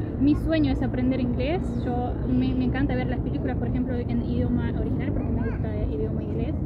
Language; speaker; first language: Spanish; non-native, fluent; Russian